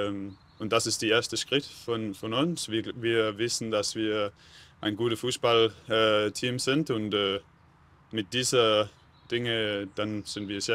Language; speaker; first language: German; non-native, learner; Danish